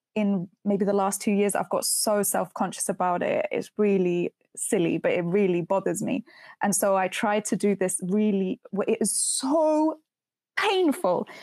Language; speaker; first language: English; native; English